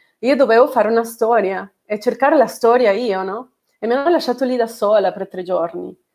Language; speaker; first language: Italian; non-native, fluent; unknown